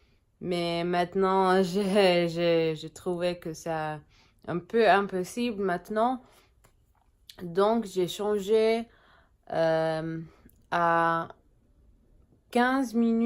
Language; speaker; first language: French; non-native, learner; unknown